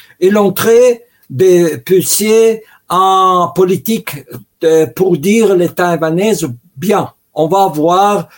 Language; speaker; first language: French; non-native, learner; Russian